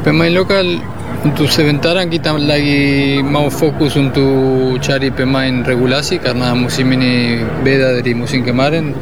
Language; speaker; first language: Indonesian; non-native, fluent; Spanish